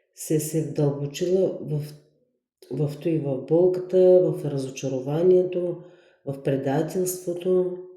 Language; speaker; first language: Bulgarian; native; Bulgarian